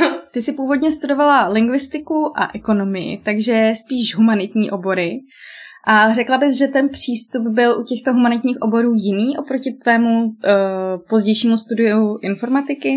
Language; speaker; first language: Czech; native; Czech